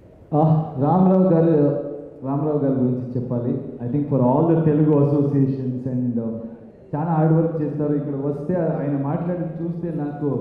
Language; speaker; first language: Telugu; non-native, learner; Kannada